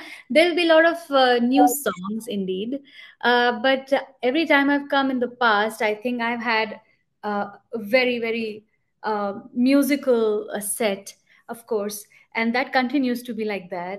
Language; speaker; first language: English; non-native, local second language; Bangla